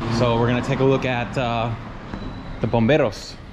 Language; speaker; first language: English; native; English